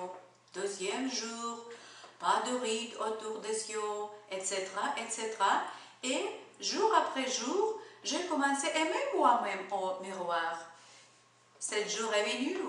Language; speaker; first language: French; non-native, learner; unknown